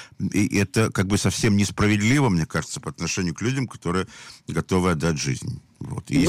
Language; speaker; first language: Russian; native; Russian